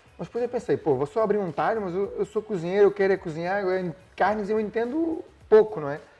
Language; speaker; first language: Portuguese; native; Portuguese